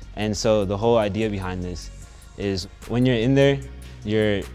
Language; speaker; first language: English; native; English